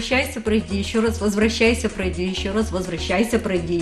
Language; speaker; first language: Russian; native; Russian